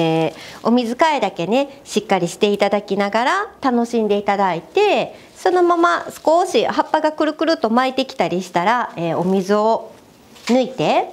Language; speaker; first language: Japanese; native; Japanese